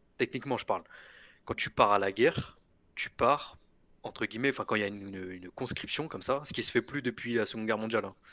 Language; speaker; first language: French; native; French